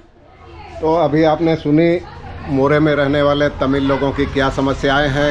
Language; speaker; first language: Hindi; native; Hindi